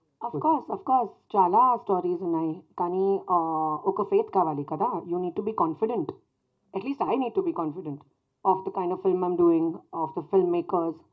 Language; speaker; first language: Telugu; non-native, fluent; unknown